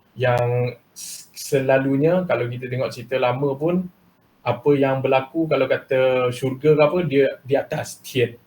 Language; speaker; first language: Malay; non-native, local second language; Chinese